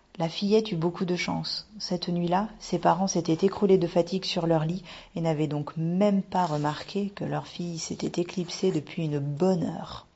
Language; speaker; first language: French; native; French